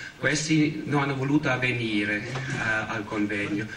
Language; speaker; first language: Italian; non-native, learner; Swiss German